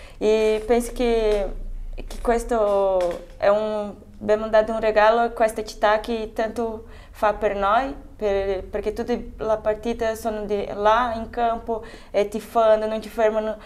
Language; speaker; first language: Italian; non-native, fluent; Portuguese